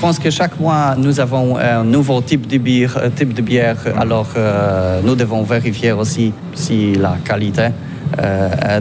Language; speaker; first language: French; non-native, learner; Polish